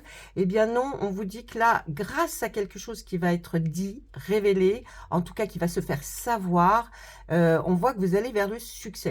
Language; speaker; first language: French; native; French